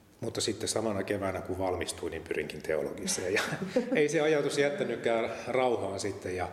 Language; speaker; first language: Finnish; native; Finnish